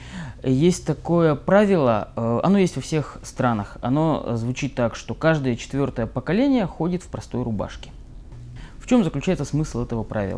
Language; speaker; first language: Russian; native; Russian